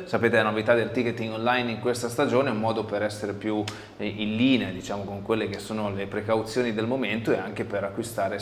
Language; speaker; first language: Italian; native; Italian